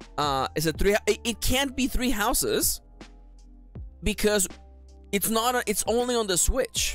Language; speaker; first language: English; native; English